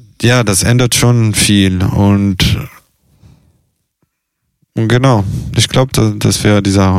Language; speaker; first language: German; non-native, fluent; Italian